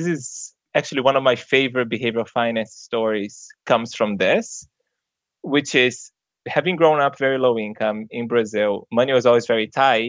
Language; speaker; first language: English; non-native, fluent; Portuguese